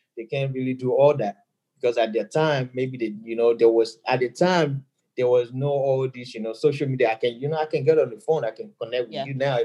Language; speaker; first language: English; non-native, local second language; Yoruba